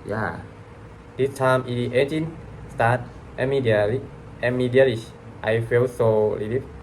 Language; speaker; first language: English; non-native, learner; Thai